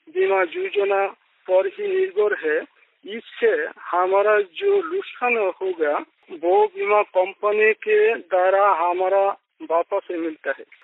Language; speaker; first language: Hindi; non-native, local second language; Bangla